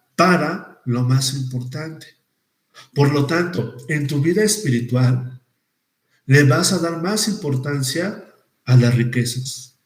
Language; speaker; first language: Spanish; native; Spanish